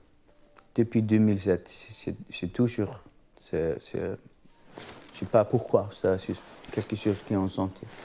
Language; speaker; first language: French; non-native, learner; Icelandic